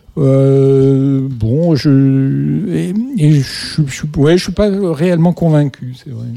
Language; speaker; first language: French; native; French